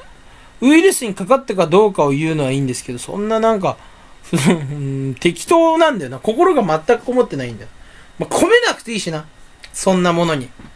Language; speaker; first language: Japanese; native; Japanese